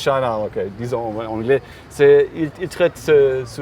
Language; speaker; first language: French; non-native, learner; German